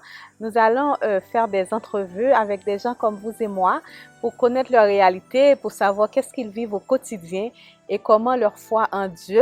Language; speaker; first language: French; native; French